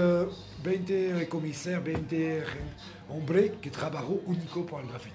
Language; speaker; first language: Spanish; non-native, learner; French